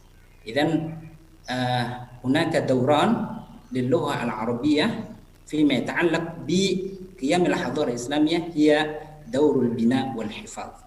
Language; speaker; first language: Arabic; non-native, fluent; Indonesian